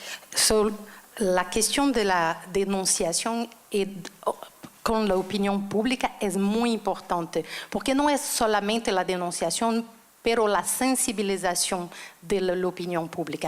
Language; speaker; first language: Spanish; non-native, learner; Portuguese